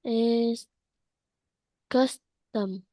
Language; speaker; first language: English; non-native, learner; Vietnamese